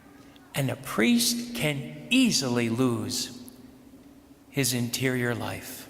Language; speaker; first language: English; native; English